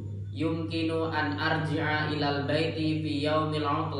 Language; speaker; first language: Arabic; non-native, learner; Indonesian